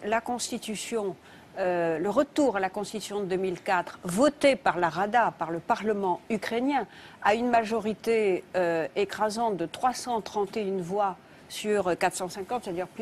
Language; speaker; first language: French; native; French